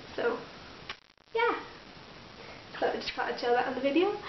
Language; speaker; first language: English; native; English